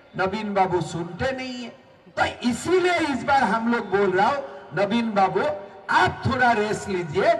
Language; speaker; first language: Hindi; non-native, local second language; Assamese